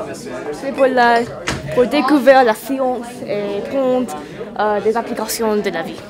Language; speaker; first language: French; non-native, learner; English